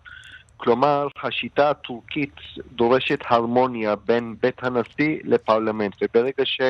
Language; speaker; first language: Hebrew; non-native, fluent; Turkish